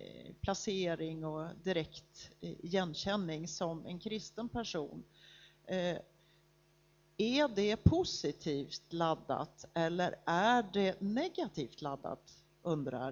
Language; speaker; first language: Swedish; native; Swedish